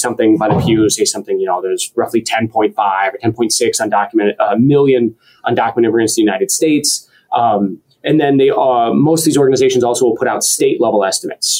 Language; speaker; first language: English; native; English